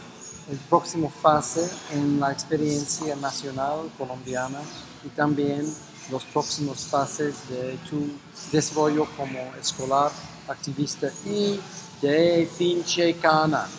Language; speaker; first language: Spanish; non-native, fluent; English